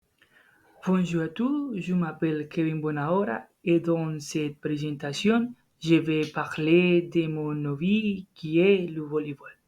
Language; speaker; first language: French; non-native, learner; Spanish